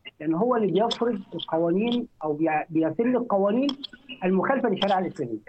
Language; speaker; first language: Arabic; native; Arabic